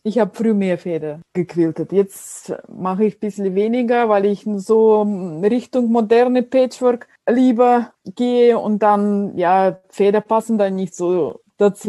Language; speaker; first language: German; non-native, fluent; Russian